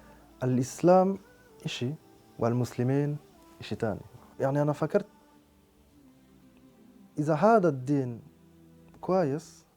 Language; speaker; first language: Arabic; non-native, fluent; French